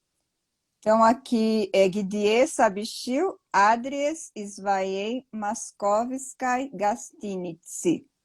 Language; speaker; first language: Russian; non-native, learner; Portuguese